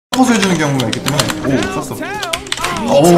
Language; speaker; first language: Korean; native; Korean